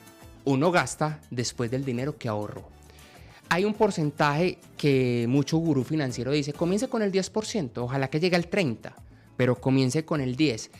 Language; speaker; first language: Spanish; native; Spanish